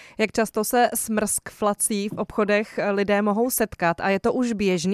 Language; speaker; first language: Czech; native; Czech